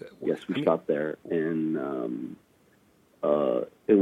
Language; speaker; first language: English; native; English